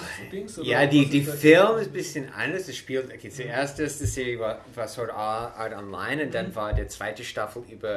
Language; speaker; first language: German; non-native, fluent; English